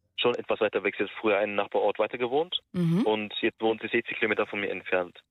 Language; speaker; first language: German; early bilingual, other home language; Turkish